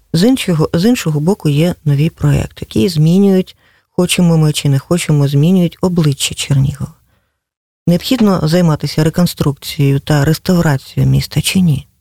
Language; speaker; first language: Ukrainian; native; Ukrainian